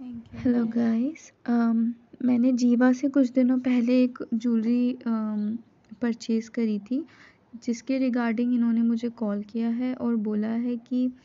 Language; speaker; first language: Hindi; native; Hindi